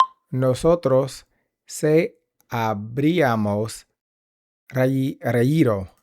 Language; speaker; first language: Spanish; non-native, learner; English